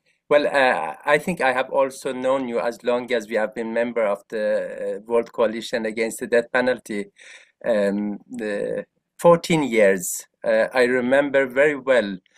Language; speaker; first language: English; non-native, fluent; Persian